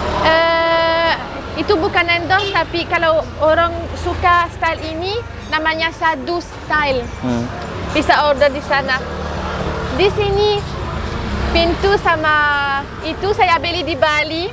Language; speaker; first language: Indonesian; non-native, learner; French